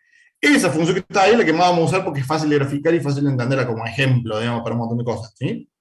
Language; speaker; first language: Spanish; native; Spanish